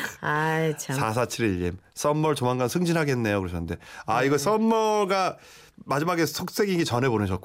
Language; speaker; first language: Korean; native; Korean